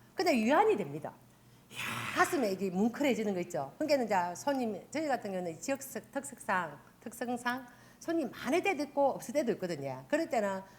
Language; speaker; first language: Korean; native; Korean